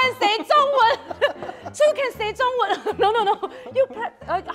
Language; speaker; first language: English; non-native, learner; Chinese